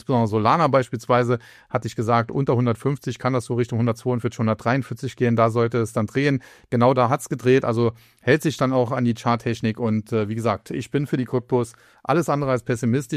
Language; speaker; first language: German; native; German